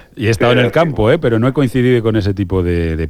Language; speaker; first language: Spanish; native; Spanish